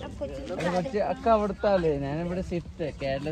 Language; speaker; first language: Malayalam; non-native, local second language; Bangla